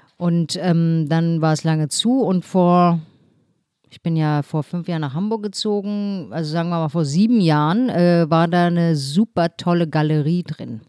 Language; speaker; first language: German; early bilingual, other home language; Turkish